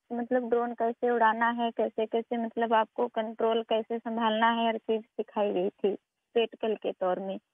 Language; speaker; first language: Hindi; native; Hindi